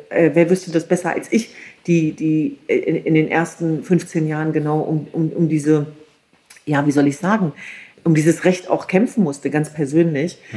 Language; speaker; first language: German; early bilingual, other home language; Kurdish